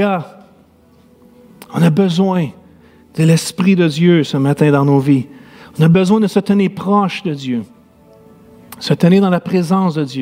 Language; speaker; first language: French; native; French